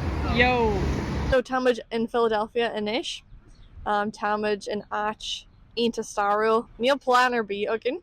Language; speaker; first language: Irish; non-native, learner; English